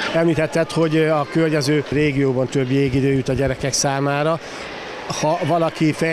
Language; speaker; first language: Hungarian; native; Hungarian